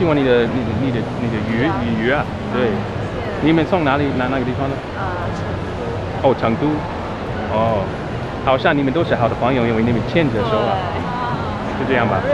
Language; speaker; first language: Chinese; non-native, learner; English